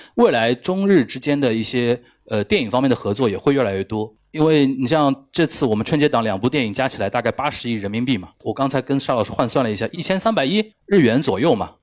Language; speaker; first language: Chinese; native; Chinese